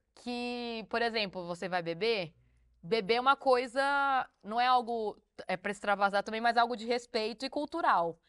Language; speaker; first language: Portuguese; native; Portuguese